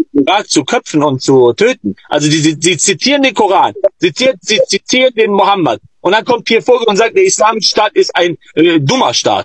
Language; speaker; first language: German; native; German